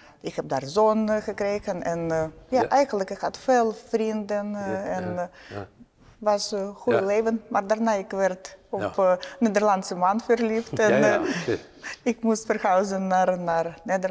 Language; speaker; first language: Dutch; non-native, learner; Ukrainian